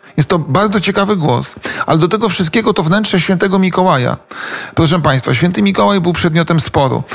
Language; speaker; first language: Polish; native; Polish